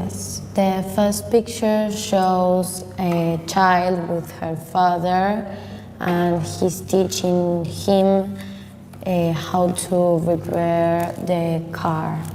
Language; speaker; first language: English; non-native, learner; Spanish